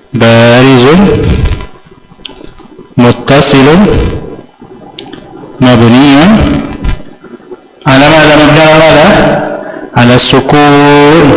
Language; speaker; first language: Arabic; non-native, fluent; Indonesian